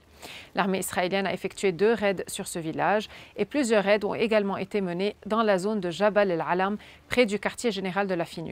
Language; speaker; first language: French; non-native, local second language; Arabic